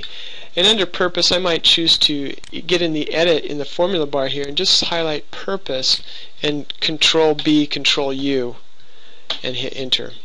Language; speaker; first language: English; native; English